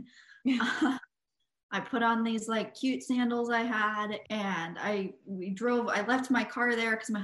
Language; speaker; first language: English; native; English